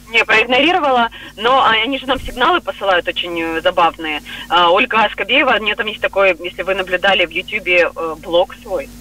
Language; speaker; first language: Russian; native; Russian